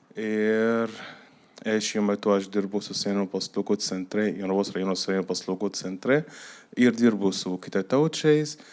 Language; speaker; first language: Lithuanian; non-native, fluent; Arabic